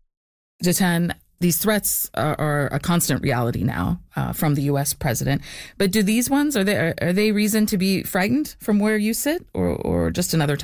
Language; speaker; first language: English; native; English